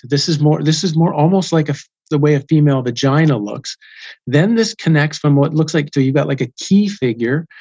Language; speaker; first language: English; native; English